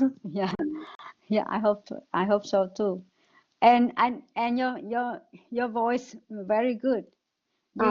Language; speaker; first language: English; non-native, learner; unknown